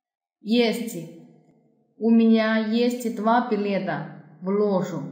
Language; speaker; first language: Russian; non-native, fluent; Chinese